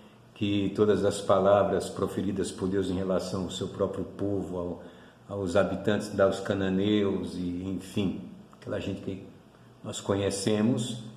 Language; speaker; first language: Portuguese; native; Portuguese